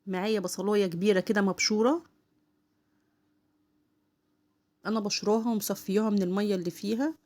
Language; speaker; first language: Arabic; native; Arabic